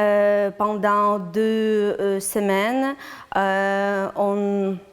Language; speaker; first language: French; non-native, learner; Ukrainian